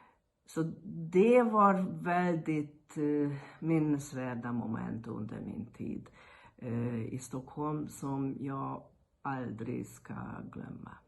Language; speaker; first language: Swedish; non-native, fluent; Hungarian